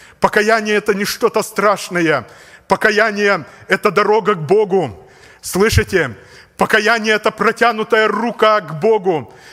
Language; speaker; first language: Russian; native; Russian